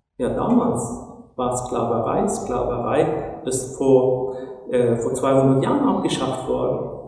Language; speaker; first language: German; non-native, fluent; Turkish